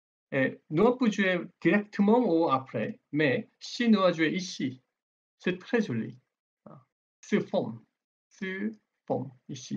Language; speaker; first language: French; non-native, learner; Korean